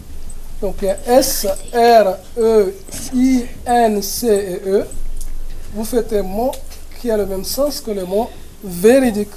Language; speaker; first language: French; non-native, local second language; Comorian